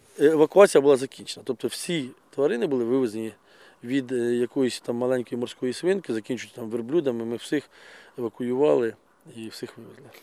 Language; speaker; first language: Ukrainian; non-native, local second language; Russian